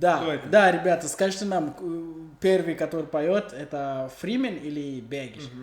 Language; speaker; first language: Russian; non-native, learner; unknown